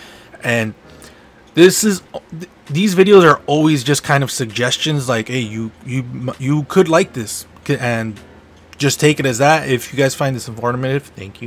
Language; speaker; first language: English; native; English